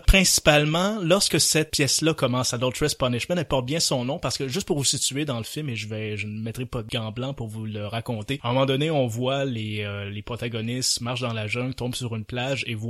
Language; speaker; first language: French; native; French